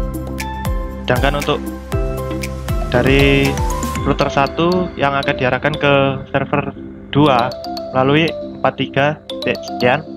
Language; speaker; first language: Indonesian; native; Indonesian